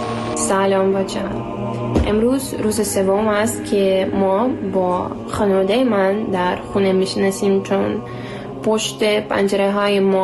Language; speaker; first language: Persian; non-native, learner; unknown